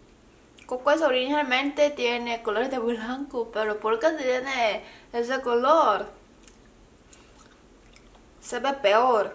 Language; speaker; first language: Spanish; non-native, learner; Korean